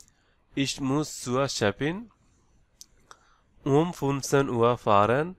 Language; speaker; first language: German; non-native, learner; Bangla